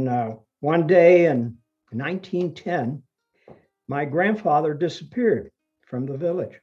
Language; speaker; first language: English; early bilingual, other home language; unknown